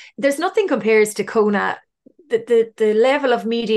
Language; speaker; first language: English; native; English